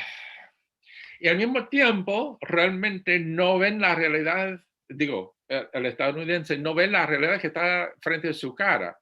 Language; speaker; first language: Spanish; non-native, fluent; English